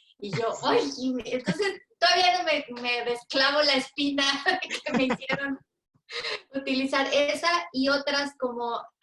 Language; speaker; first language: Spanish; native; Spanish